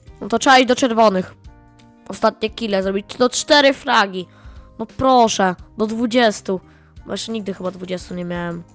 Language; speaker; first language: Polish; native; Polish